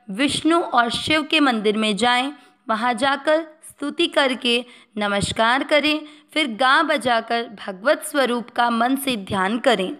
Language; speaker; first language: Hindi; native; Hindi